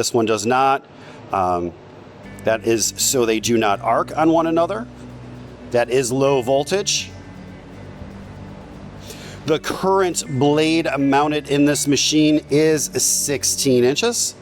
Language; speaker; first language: English; native; English